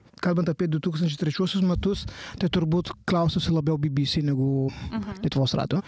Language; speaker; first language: Lithuanian; non-native, fluent; Italian